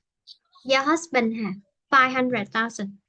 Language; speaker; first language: English; non-native, fluent; Vietnamese